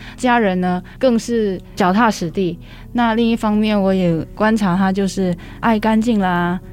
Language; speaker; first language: Chinese; native; Chinese